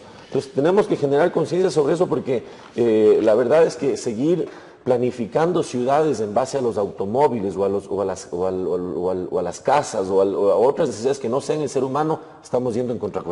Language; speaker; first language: Spanish; native; Spanish